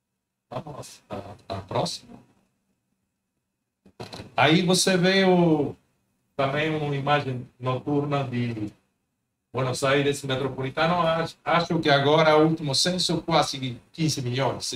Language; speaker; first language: Portuguese; non-native, fluent; Spanish